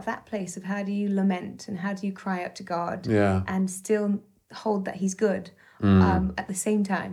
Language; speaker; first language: English; native; English